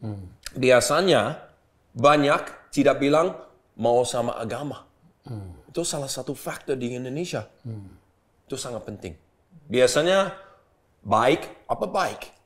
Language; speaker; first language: Indonesian; non-native, learner; English